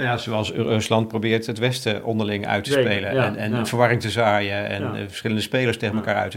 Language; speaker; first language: Dutch; native; Dutch